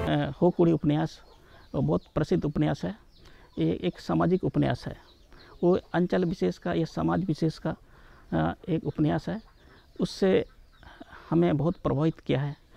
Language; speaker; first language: Hindi; non-native, local second language; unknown